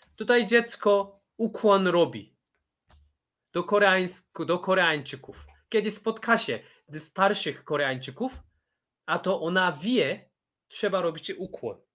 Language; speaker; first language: Polish; non-native, fluent; Korean